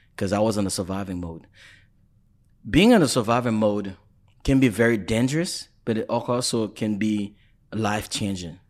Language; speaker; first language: French; non-native, fluent; English